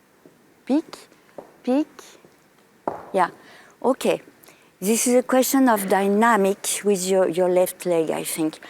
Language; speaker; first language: English; non-native, fluent; French